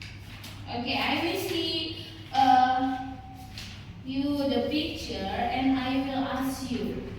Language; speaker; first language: English; non-native, learner; Indonesian